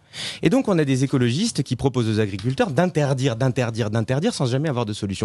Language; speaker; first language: French; native; French